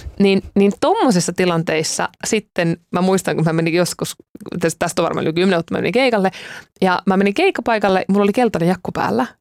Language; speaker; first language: Finnish; native; Finnish